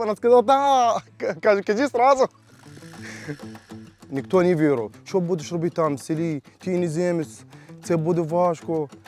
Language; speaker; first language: Ukrainian; non-native, learner; Arabic